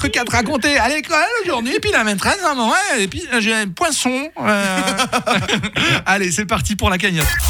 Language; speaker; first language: French; native; French